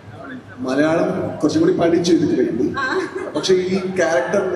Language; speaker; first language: Malayalam; non-native, learner; Kannada